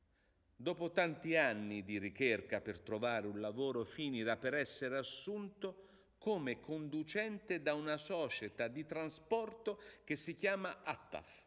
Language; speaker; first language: Italian; non-native, fluent; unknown